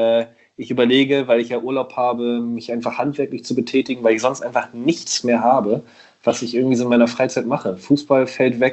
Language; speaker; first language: German; native; German